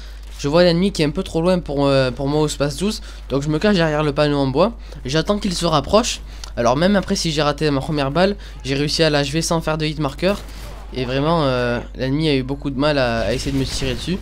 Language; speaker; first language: French; native; French